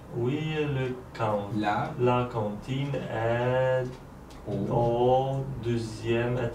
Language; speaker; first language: French; non-native, learner; Polish